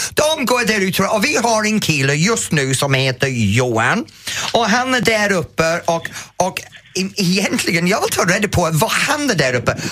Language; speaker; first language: Swedish; non-native, fluent; English